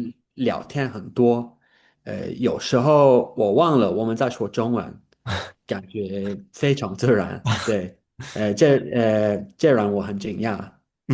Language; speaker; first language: Chinese; non-native, learner; English